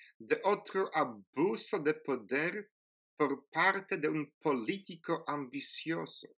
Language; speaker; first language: Spanish; non-native, fluent; Polish